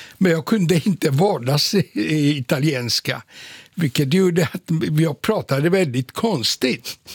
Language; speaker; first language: Swedish; non-native, fluent; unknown